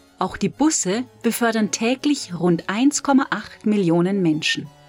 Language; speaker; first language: German; native; German